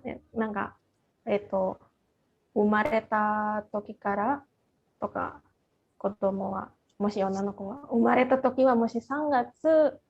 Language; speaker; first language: Japanese; non-native, fluent; Indonesian